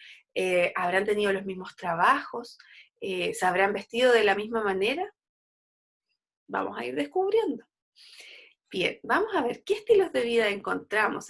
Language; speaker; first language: Spanish; native; Spanish